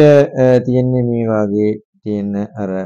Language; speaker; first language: Sinhala; non-native, local second language; Tamil